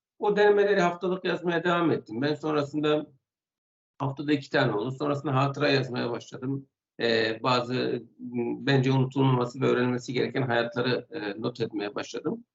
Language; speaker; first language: Turkish; non-native, local second language; Kurdish